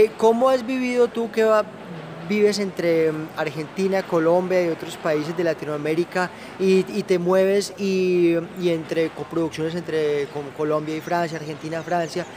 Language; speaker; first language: Spanish; native; Spanish